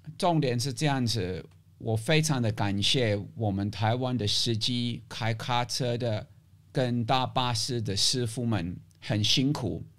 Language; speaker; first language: Chinese; non-native, fluent; English